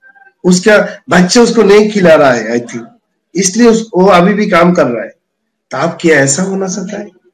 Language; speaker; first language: Hindi; non-native, fluent; Bangla